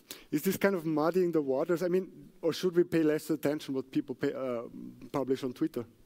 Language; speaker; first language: English; non-native, fluent; German